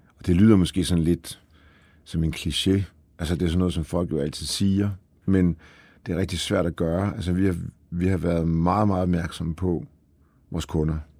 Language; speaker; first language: Danish; early bilingual, other home language; Polish